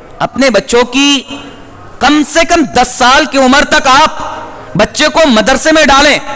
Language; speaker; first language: Urdu; native; Urdu